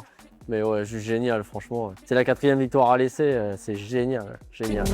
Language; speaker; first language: French; native; French